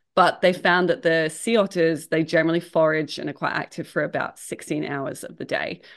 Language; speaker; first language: English; native; English